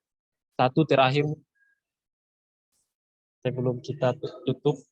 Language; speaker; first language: Indonesian; native; Indonesian